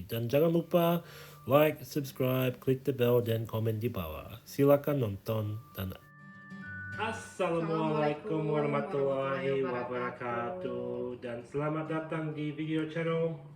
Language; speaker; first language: Indonesian; non-native, fluent; English